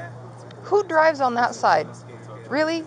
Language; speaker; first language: English; native; English